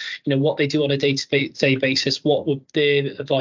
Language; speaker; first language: English; native; English